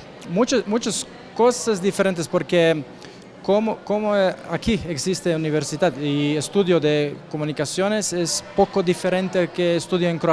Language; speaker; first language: Spanish; non-native, fluent; Croatian